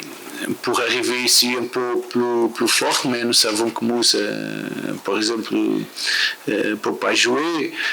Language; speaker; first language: French; non-native, learner; Portuguese